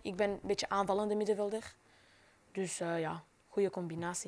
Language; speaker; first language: Dutch; non-native, local second language; French